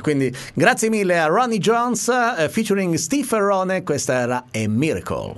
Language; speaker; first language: Italian; native; Italian